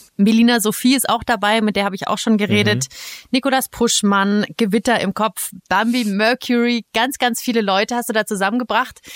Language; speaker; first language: German; native; German